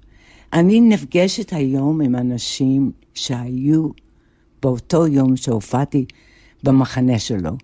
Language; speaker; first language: Hebrew; non-native, fluent; English